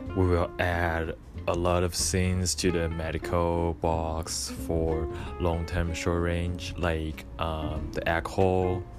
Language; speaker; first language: English; non-native, fluent; Chinese